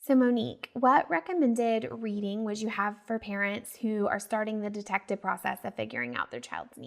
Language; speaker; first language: English; native; English